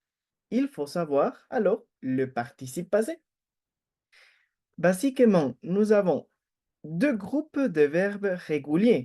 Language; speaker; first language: French; non-native, fluent; Spanish